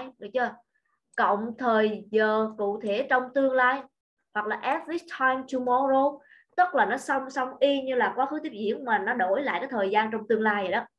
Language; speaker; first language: Vietnamese; native; Vietnamese